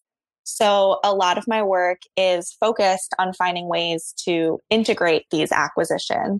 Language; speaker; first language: English; native; English